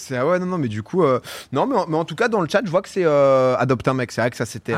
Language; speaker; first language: French; native; French